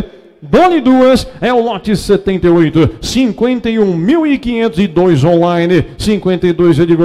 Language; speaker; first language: Portuguese; native; Portuguese